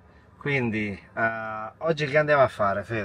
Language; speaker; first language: Italian; native; Italian